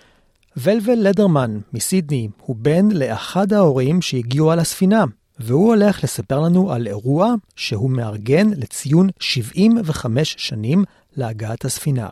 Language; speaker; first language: Hebrew; native; Hebrew